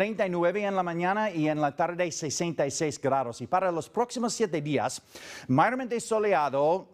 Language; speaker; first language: Spanish; non-native, learner; English